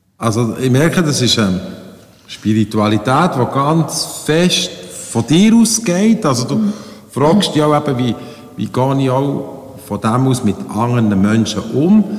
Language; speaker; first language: German; native; German